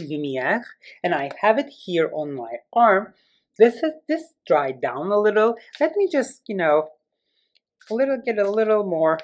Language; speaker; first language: English; non-native, fluent; Turkish